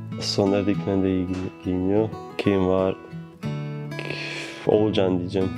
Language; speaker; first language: Turkish; non-native, fluent; Bosnian